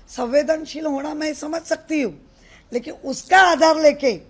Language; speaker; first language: Hindi; non-native, local second language; Marathi